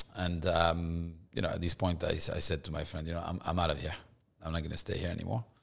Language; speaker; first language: English; non-native, fluent; French